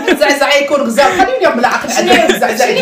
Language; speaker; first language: Arabic; native; Arabic